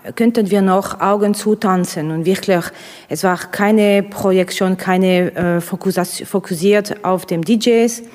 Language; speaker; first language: German; non-native, fluent; Russian